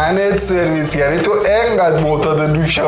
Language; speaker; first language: Persian; native; Persian